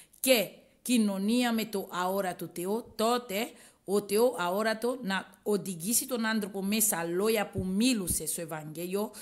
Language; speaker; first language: Greek; non-native, learner; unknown